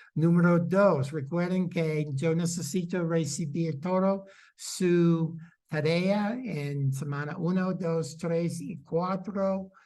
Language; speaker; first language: Spanish; non-native, fluent; English